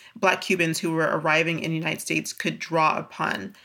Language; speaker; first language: English; native; English